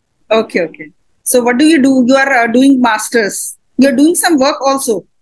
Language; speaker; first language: English; non-native, local second language; Hindi